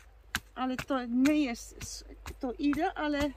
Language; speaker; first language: Polish; non-native, learner; Dutch